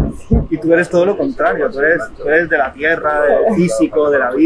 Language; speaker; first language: Spanish; native; Spanish